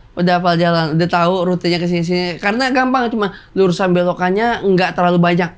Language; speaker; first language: Indonesian; native; Indonesian